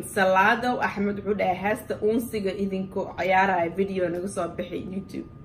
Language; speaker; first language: Somali; early bilingual, heritage; Somali